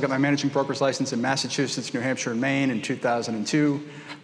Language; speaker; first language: English; native; English